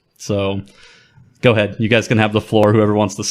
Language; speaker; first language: English; native; English